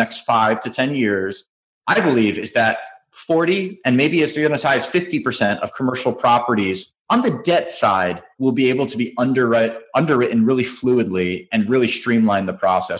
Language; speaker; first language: English; native; English